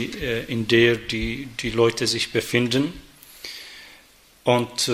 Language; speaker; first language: German; non-native, fluent; Arabic